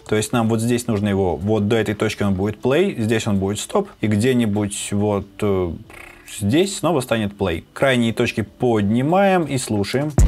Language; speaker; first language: Russian; native; Russian